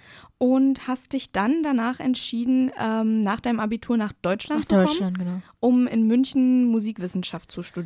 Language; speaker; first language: German; native; German